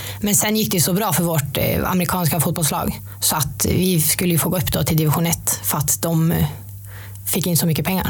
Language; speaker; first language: Swedish; native; Swedish